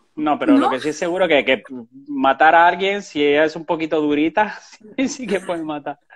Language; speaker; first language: Spanish; native; Spanish